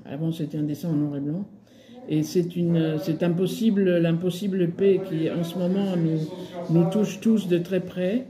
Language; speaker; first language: French; early bilingual, other home language; Spanish